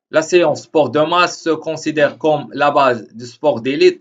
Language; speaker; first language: French; non-native, local second language; Arabic